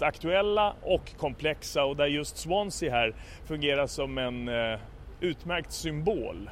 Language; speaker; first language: Swedish; native; Swedish